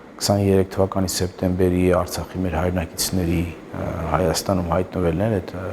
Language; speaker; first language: Armenian; native; Armenian